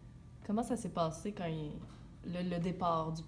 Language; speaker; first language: French; native; French